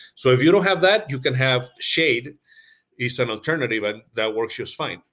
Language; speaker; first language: English; non-native, fluent; Spanish